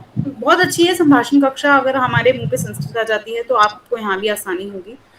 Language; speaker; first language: Hindi; native; Hindi